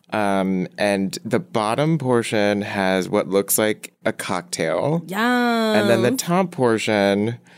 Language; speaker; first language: English; early bilingual, other home language; Korean